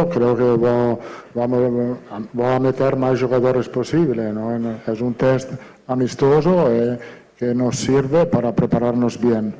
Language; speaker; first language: Portuguese; non-native, fluent; Italian